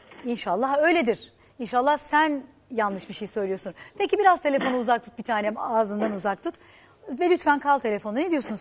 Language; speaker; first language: Turkish; native; Turkish